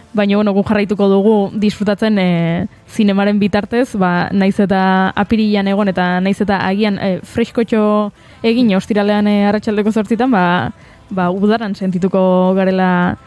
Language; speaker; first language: Basque; native; Basque